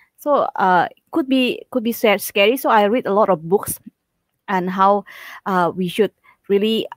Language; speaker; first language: English; non-native, fluent; Indonesian